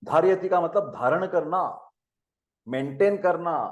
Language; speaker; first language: Hindi; non-native, local second language; Marathi